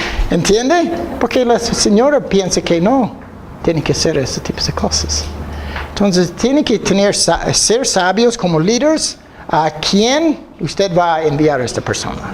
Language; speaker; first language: Spanish; non-native, fluent; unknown